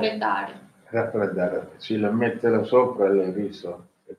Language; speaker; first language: Italian; non-native, learner; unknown